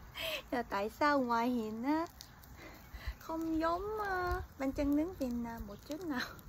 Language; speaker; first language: Vietnamese; non-native, fluent; Korean